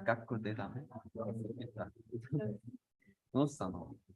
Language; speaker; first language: Japanese; non-native, learner; German